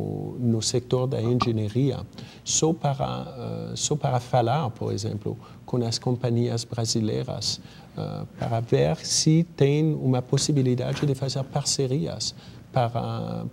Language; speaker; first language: Portuguese; non-native, fluent; French